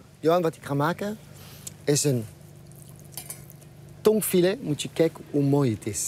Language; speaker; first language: Dutch; non-native, fluent; French